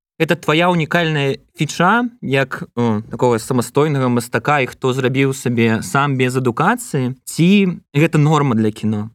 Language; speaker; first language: Belarusian; non-native, local second language; Russian